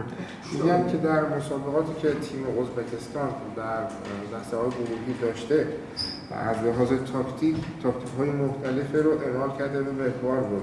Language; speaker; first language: Persian; non-native, fluent; Uzbek